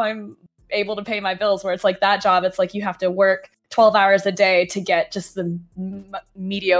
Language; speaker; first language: English; native; English